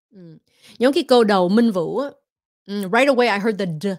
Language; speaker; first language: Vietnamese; early bilingual, heritage; Vietnamese